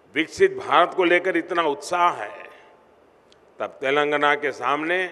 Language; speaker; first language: Hindi; non-native, local second language; Gujarati